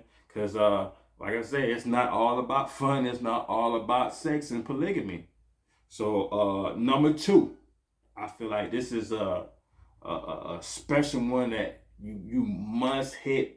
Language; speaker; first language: English; native; English